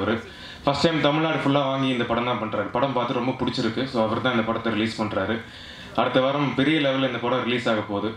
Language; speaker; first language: Tamil; native; Tamil